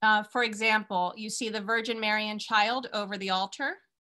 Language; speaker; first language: English; early bilingual, other home language; Spanish